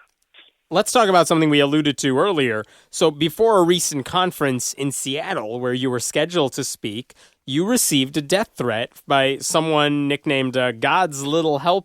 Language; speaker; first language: English; native; English